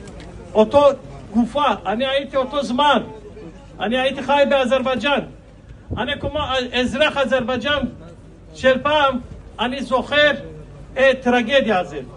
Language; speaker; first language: Hebrew; non-native, fluent; Azerbaijani